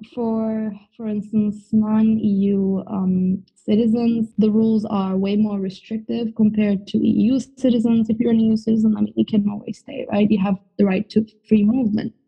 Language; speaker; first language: English; non-native, fluent; Turkish